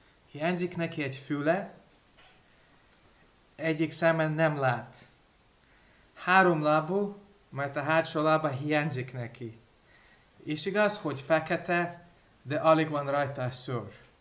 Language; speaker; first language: Hungarian; non-native, fluent; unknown